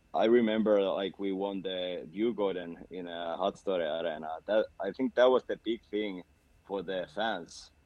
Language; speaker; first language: English; non-native, fluent; Finnish